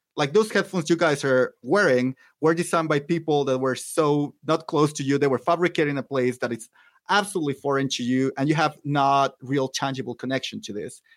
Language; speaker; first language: English; non-native, fluent; Spanish